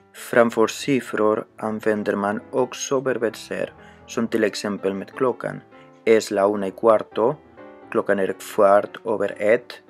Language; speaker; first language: Swedish; non-native, fluent; Spanish